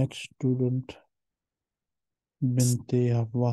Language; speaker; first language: Urdu; native; Urdu